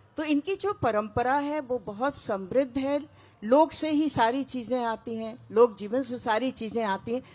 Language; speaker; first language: Hindi; native; Hindi